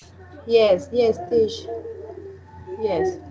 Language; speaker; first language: English; non-native, learner; Spanish